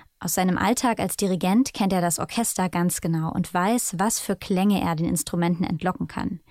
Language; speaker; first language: German; native; German